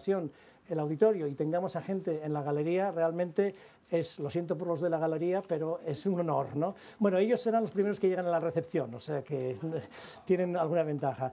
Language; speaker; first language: Spanish; native; Spanish